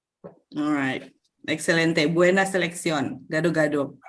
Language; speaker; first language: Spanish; non-native, fluent; Indonesian